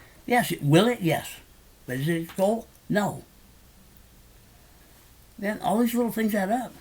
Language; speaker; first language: English; native; English